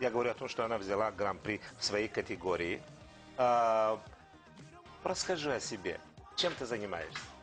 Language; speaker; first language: Russian; non-native, local second language; Romanian